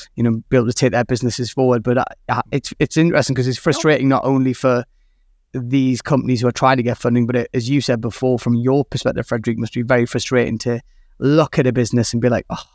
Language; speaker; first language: English; native; English